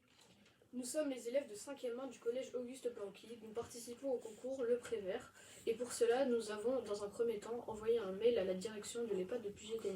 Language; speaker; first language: French; native; French